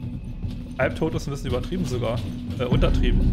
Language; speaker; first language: German; native; German